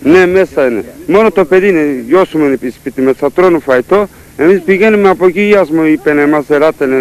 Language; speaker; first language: Greek; non-native, local second language; Turkish